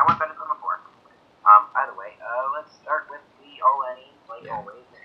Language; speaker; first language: English; native; English